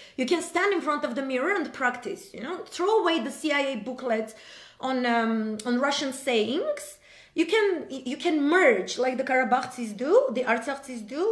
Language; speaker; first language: English; non-native, fluent; Armenian